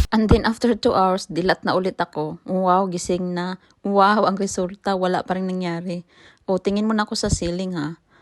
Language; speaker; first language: Filipino; non-native, local second language; Cebuano